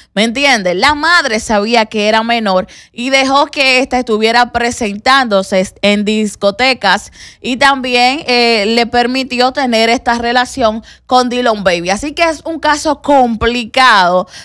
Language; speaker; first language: Spanish; native; Spanish